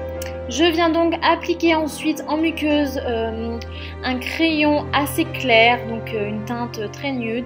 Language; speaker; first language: French; native; French